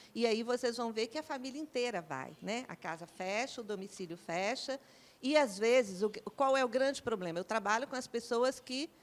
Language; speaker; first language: Portuguese; native; Portuguese